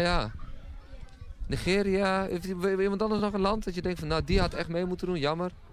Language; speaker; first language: Dutch; native; Dutch